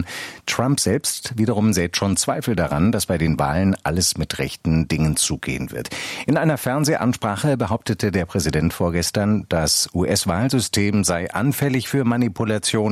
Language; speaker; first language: German; native; German